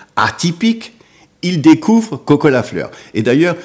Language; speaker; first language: French; native; French